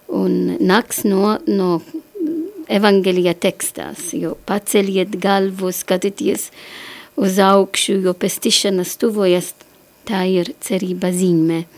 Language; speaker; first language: Latvian; non-native, learner; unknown